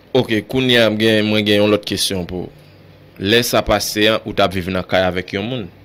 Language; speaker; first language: Haitian Creole; native; Haitian Creole